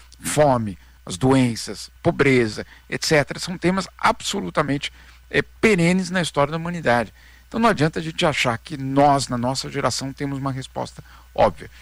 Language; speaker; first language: Portuguese; native; Portuguese